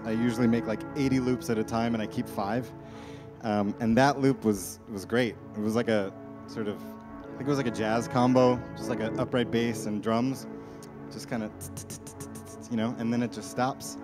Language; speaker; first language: English; native; English